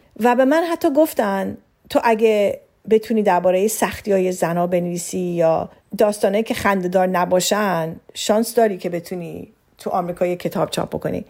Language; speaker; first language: Persian; early bilingual, heritage; Persian